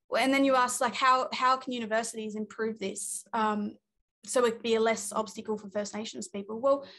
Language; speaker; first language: English; native; English